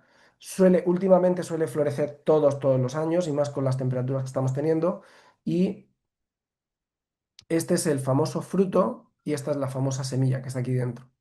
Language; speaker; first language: Spanish; native; Spanish